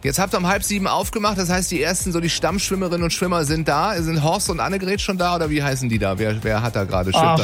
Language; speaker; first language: German; native; German